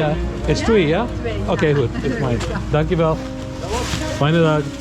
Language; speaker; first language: Dutch; non-native, learner; English